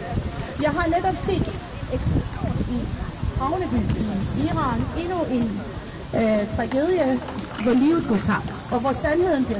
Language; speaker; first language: Danish; non-native, fluent; Persian